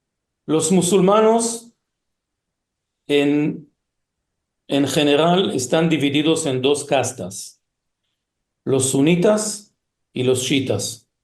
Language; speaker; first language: Spanish; early bilingual, heritage; Hebrew